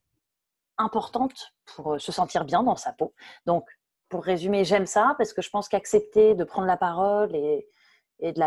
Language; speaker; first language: French; native; French